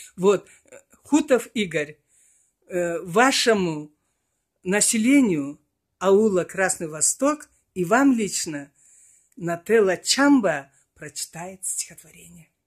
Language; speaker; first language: Russian; non-native, local second language; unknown